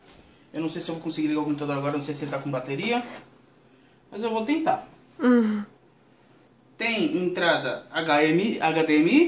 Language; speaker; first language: Portuguese; native; Portuguese